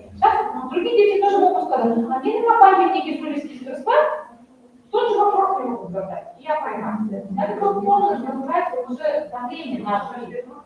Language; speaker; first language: Russian; non-native, local second language; Kazakh